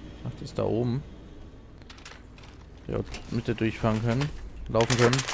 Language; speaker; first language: German; native; German